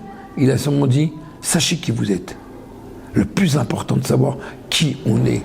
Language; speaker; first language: French; native; French